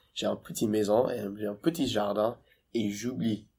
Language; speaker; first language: French; non-native, fluent; English